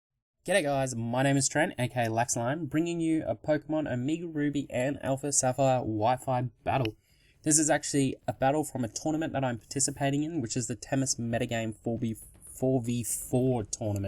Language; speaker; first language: English; native; English